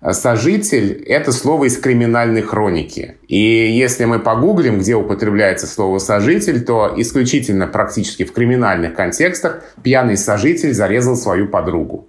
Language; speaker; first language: Russian; native; Russian